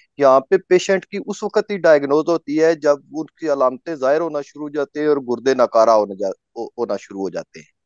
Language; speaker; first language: Urdu; non-native, local second language; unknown